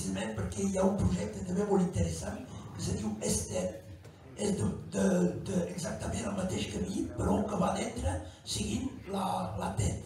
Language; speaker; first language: Catalan; non-native, local second language; French